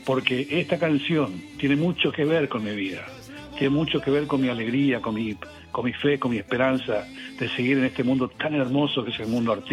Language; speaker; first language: Spanish; non-native, local second language; Guarani